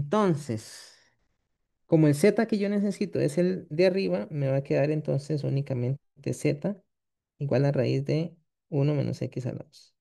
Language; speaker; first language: Spanish; native; Spanish